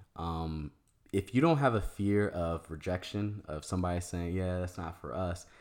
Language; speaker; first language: English; native; English